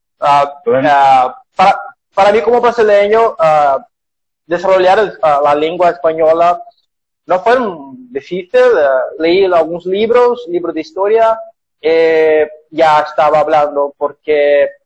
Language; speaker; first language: Spanish; non-native, learner; Portuguese